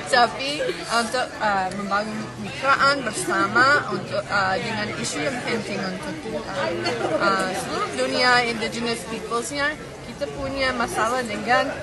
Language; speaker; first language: Indonesian; non-native, learner; English